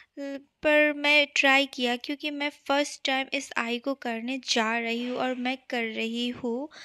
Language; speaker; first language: Hindi; non-native, local second language; Bangla